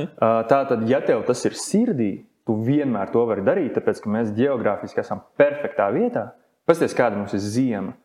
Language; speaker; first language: Latvian; native; Latvian